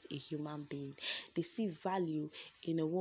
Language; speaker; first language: English; non-native, local second language; Yoruba